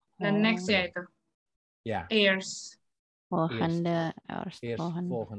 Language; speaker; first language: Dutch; non-native, learner; Indonesian